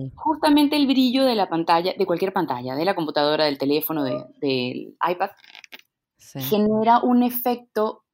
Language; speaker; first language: Spanish; native; Spanish